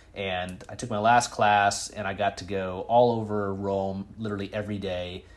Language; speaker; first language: English; native; English